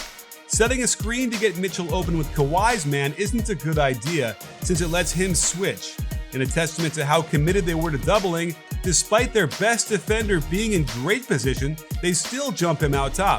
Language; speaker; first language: English; native; English